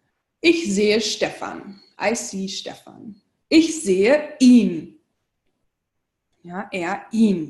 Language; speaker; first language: German; non-native, fluent; English